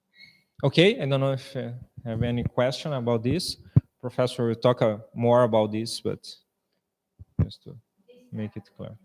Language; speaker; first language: English; non-native, fluent; Portuguese